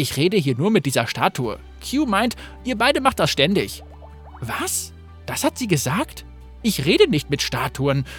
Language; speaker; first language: German; native; German